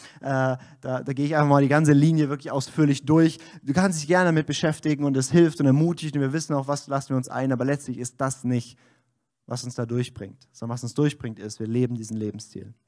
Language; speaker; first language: German; native; German